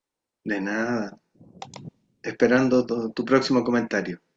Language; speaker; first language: Spanish; native; Spanish